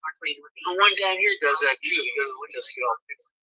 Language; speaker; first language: English; native; English